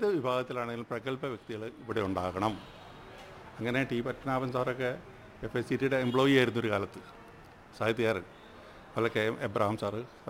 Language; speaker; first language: Malayalam; native; Malayalam